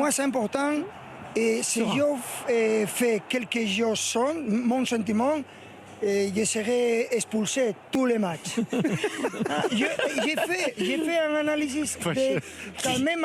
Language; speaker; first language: French; non-native, learner; Spanish